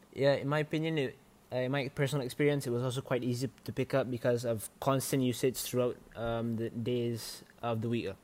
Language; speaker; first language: English; non-native, local second language; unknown